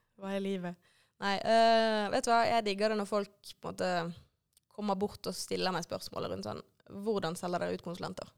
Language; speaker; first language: Norwegian; native; Norwegian